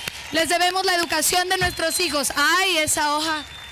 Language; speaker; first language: Spanish; native; Spanish